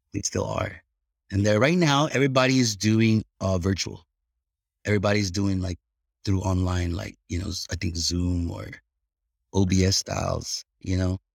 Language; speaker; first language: English; early bilingual, other home language; Filipino